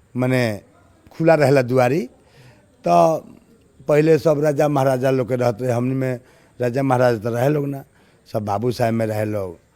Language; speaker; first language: Bhojpuri; native; Bhojpuri